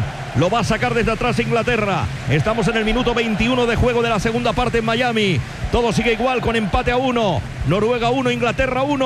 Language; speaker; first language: Spanish; native; Spanish